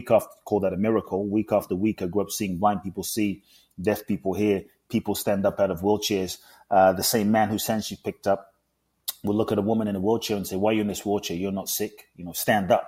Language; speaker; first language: English; native; English